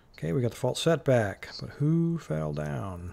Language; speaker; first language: English; native; English